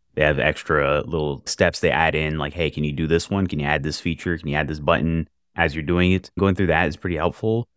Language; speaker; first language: English; native; English